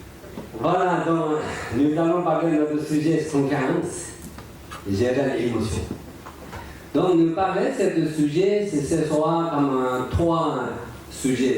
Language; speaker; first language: French; non-native, learner; Tibetan